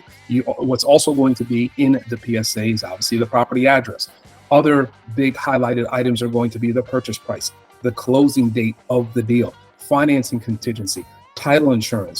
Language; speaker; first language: English; native; English